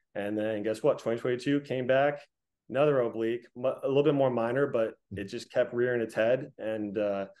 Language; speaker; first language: English; native; English